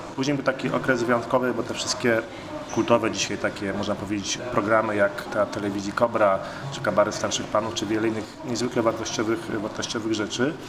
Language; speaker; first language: Polish; native; Polish